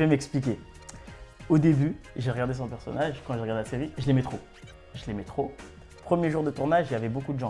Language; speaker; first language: French; native; French